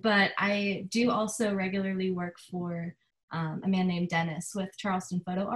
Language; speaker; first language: English; native; English